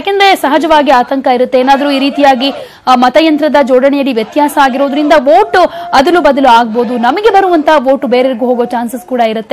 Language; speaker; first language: Kannada; native; Kannada